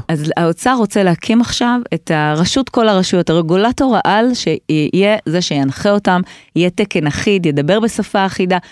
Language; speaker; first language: Hebrew; native; Hebrew